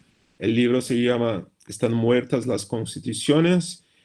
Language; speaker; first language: Spanish; non-native, fluent; Portuguese